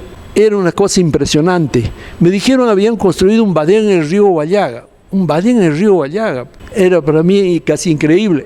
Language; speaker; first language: Spanish; native; Spanish